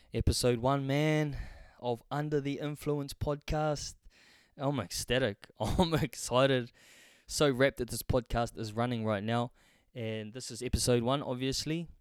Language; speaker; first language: English; native; English